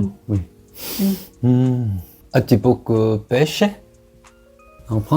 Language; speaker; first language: French; non-native, learner; Korean